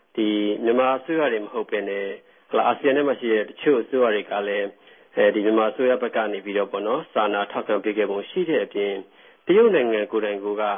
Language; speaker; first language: Burmese; native; Burmese